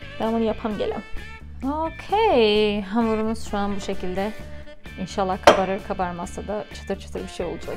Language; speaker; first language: Turkish; native; Turkish